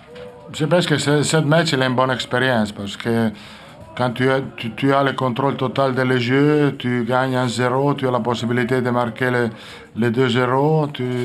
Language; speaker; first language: French; non-native, learner; Italian